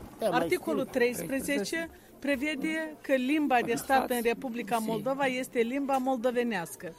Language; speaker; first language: Romanian; native; Romanian